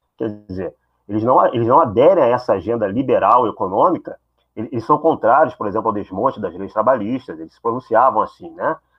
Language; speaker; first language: Portuguese; native; Portuguese